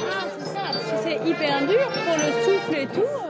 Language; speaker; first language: French; native; French